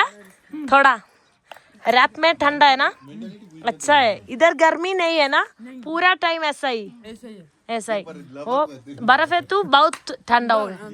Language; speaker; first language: Hindi; non-native, learner; Malayalam